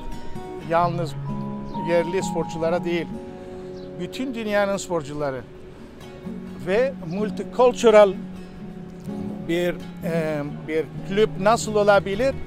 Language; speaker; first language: Turkish; non-native, local second language; Greek